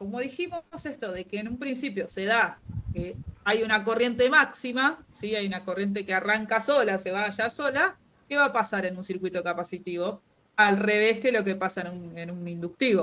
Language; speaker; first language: Spanish; native; Spanish